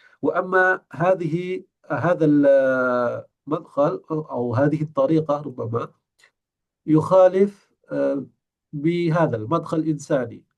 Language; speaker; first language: Arabic; non-native, fluent; Indonesian